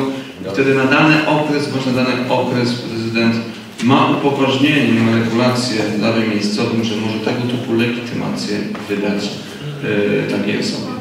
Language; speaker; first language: Polish; native; Polish